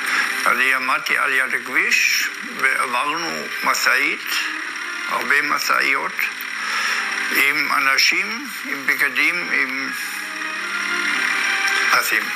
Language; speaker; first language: Hebrew; non-native, learner; German